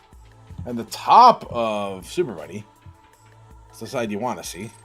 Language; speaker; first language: English; native; English